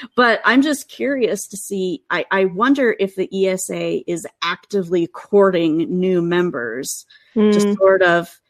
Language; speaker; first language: English; native; English